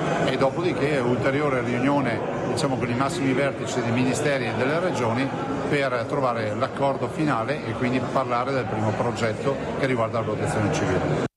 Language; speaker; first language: Italian; native; Italian